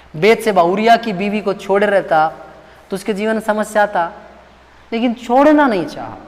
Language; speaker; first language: Hindi; non-native, local second language; Telugu